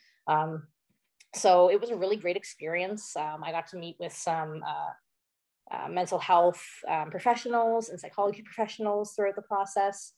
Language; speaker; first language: English; native; English